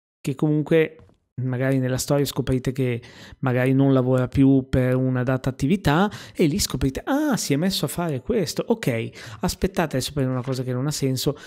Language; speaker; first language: Italian; native; Italian